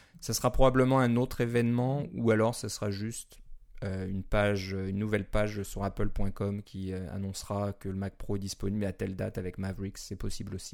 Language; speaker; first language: French; native; French